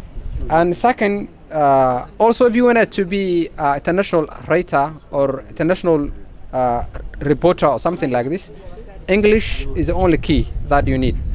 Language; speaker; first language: English; non-native, fluent; Somali